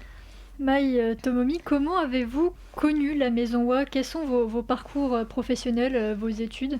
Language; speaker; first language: French; native; French